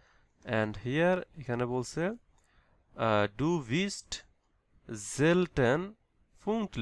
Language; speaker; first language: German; non-native, learner; Bangla